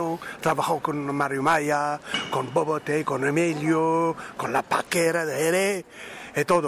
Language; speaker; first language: Spanish; non-native, learner; French